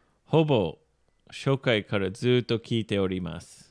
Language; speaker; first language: Japanese; non-native, fluent; English